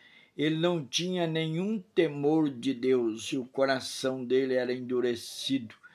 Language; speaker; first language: Portuguese; native; Portuguese